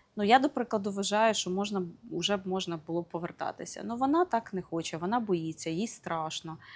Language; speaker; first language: Ukrainian; native; Ukrainian